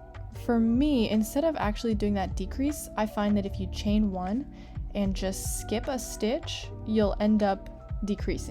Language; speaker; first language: English; native; English